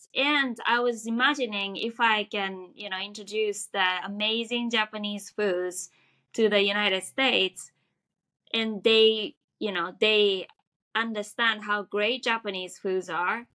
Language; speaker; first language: English; non-native, fluent; Japanese